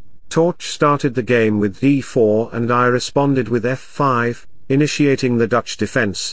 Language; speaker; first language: English; non-native, local second language; Hindi